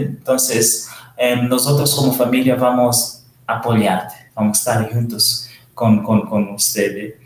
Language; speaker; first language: Spanish; non-native, learner; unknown